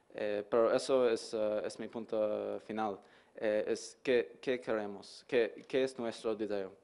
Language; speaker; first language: Spanish; non-native, learner; English